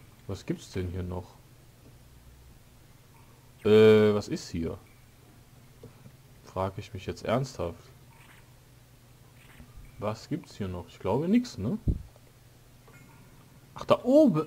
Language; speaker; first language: German; native; German